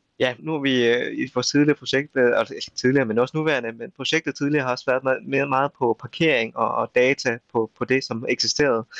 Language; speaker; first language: Danish; early bilingual, other home language; Vietnamese